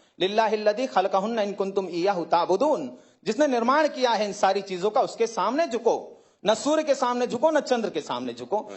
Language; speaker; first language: Hindi; native; Hindi